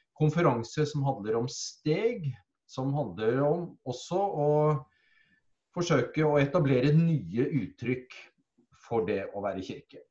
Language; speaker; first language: Norwegian; native; Norwegian